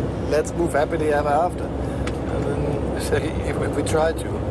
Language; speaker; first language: English; non-native, fluent; German